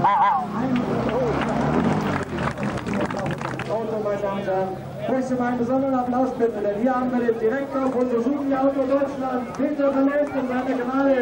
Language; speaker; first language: German; native; German